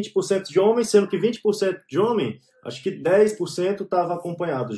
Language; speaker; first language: Portuguese; native; Portuguese